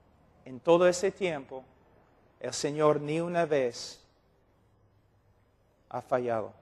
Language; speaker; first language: Spanish; non-native, fluent; English